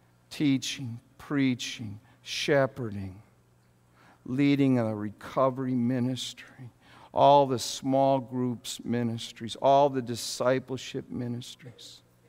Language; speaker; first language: English; native; English